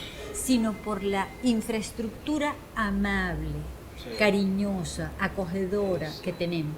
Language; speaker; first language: Spanish; native; Spanish